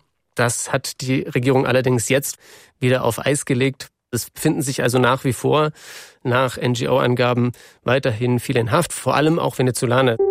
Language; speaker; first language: German; native; German